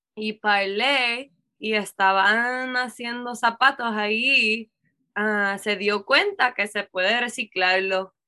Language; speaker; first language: Spanish; non-native, learner; English